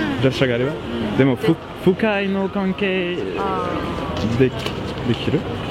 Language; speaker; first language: Japanese; non-native, learner; French